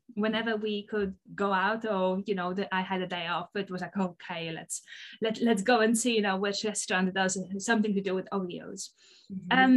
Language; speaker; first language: English; non-native, fluent; Polish